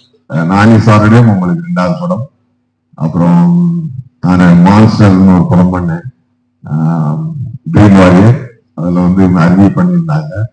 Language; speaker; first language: Tamil; native; Tamil